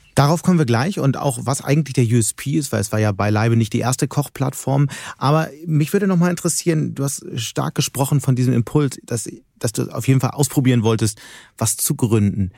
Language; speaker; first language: German; native; German